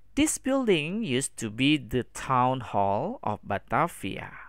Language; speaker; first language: English; non-native, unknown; Indonesian